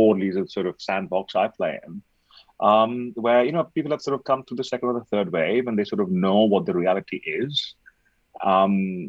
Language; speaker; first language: English; non-native, local second language; Hindi